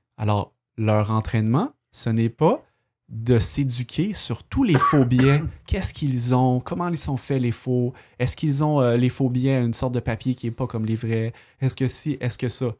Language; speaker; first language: French; native; French